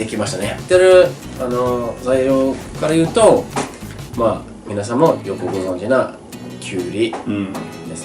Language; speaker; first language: Japanese; non-native, fluent; English